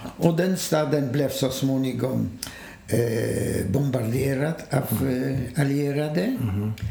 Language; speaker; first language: Swedish; non-native, fluent; Polish